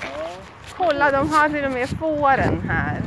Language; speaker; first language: Swedish; non-native, fluent; Latvian